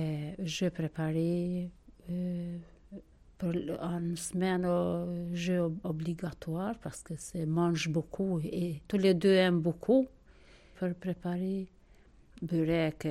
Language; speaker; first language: French; non-native, learner; Albanian